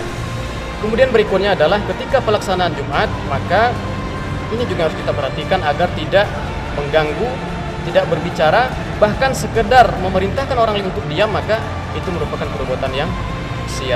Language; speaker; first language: Indonesian; native; Indonesian